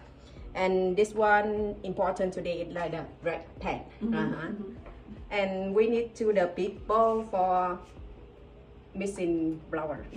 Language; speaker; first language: English; non-native, learner; Vietnamese